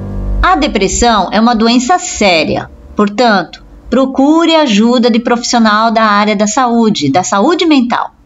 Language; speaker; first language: Portuguese; native; Portuguese